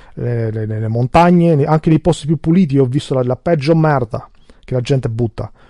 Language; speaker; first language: Italian; early bilingual, other home language; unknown